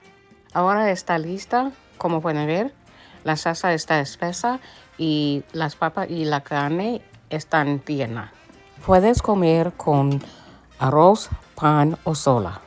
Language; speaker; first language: Spanish; early bilingual, heritage; English